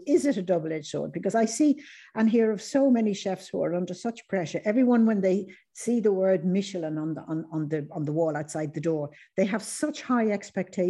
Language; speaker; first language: English; native; English